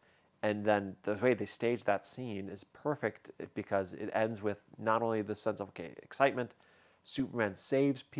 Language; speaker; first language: English; native; English